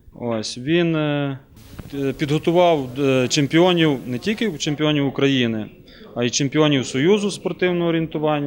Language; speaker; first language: Ukrainian; native; Ukrainian